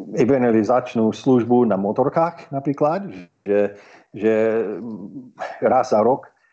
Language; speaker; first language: Slovak; non-native, fluent; English